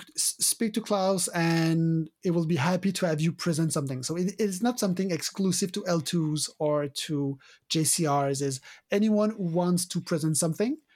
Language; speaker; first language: English; non-native, fluent; French